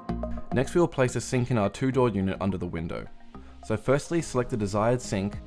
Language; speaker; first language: English; native; English